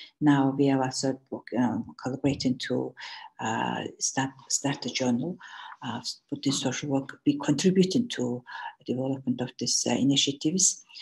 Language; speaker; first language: English; non-native, learner; Mongolian